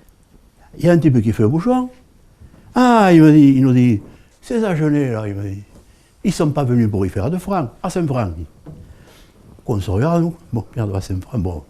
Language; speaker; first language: French; native; French